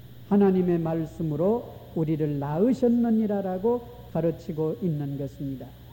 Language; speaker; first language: Korean; native; Korean